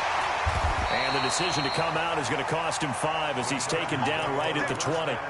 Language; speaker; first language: English; native; English